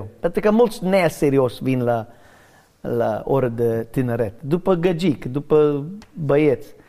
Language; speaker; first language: Romanian; non-native, learner; English